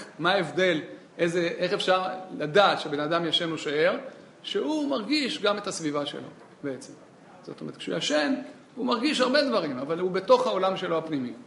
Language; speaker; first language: Hebrew; native; Hebrew